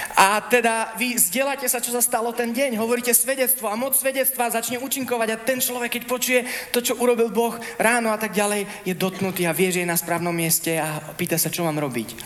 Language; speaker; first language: Slovak; early bilingual, heritage; Slovak